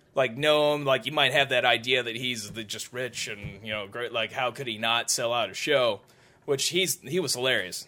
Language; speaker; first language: English; native; English